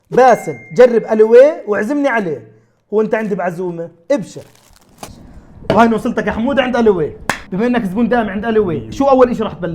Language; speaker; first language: Arabic; native; Arabic